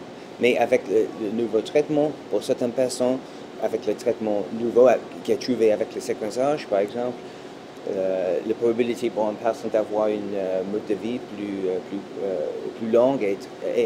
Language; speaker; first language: French; non-native, fluent; English